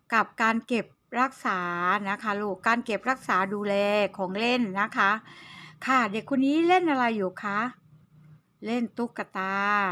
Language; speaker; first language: Thai; native; Thai